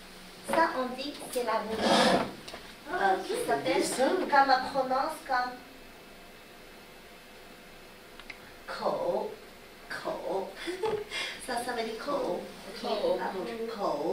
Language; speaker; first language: French; non-native, learner; Chinese